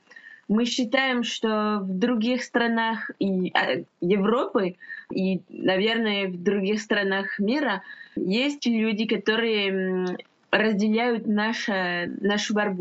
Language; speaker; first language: Russian; non-native, fluent; French